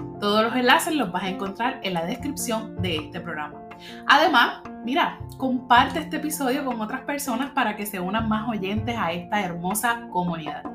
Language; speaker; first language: Spanish; native; Spanish